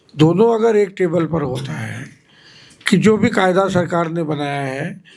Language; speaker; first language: Hindi; non-native, local second language; Marathi